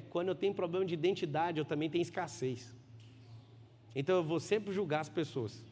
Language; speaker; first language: Portuguese; native; Portuguese